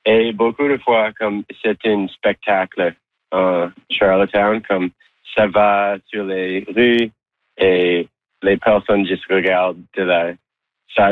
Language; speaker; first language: French; non-native, local second language; English